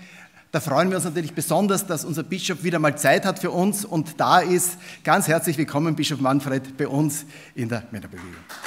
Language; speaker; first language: German; native; German